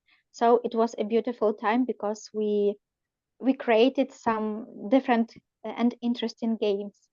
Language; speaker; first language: English; non-native, learner; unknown